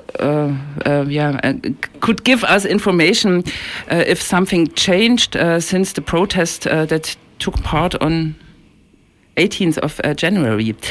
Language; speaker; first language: English; non-native, learner; German